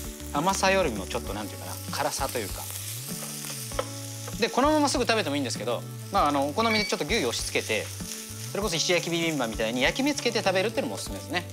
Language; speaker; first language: Japanese; native; Japanese